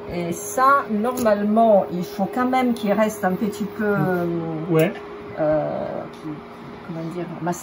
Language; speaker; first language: French; non-native, fluent; Italian